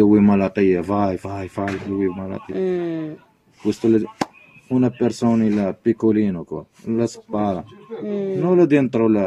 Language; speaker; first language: Italian; non-native, learner; Arabic